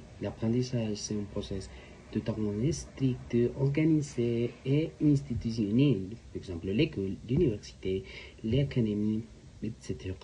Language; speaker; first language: French; non-native, learner; Spanish